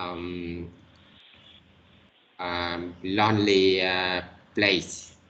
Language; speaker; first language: English; non-native, learner; Vietnamese